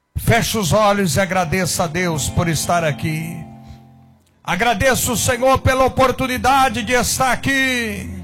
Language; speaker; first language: Portuguese; native; Portuguese